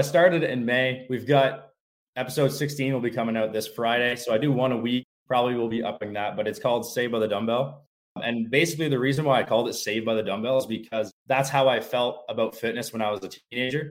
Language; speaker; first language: English; native; English